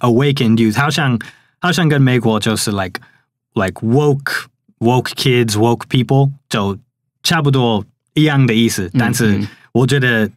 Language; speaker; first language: Chinese; non-native, fluent; English